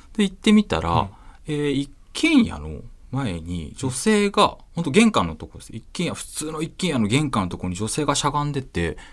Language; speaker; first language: Japanese; native; Japanese